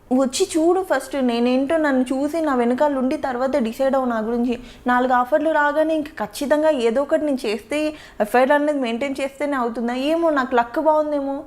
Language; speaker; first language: Telugu; native; Telugu